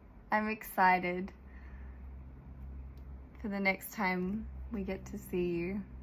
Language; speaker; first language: English; early bilingual, other home language; Korean